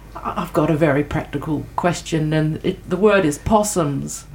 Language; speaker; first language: English; native; English